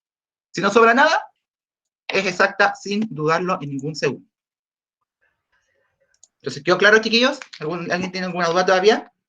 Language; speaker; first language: Spanish; native; Spanish